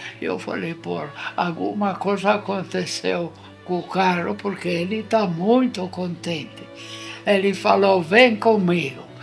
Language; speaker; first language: Portuguese; non-native, fluent; Italian